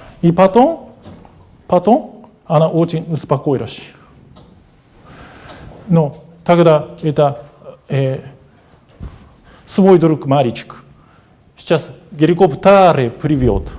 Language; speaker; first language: Russian; non-native, fluent; Japanese